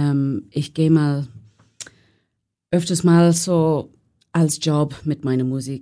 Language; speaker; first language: German; non-native, learner; English